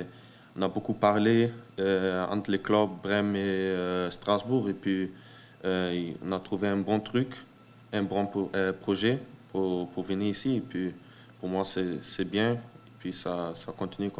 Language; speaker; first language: French; early bilingual, heritage; French